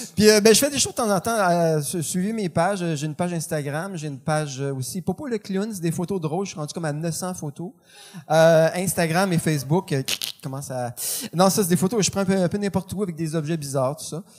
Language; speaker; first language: French; native; French